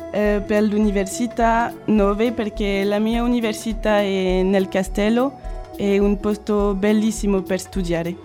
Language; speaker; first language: Italian; non-native, learner; French